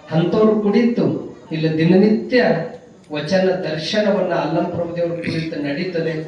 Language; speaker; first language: Kannada; native; Kannada